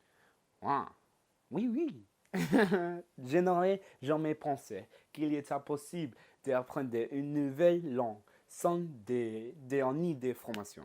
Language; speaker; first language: French; non-native, learner; English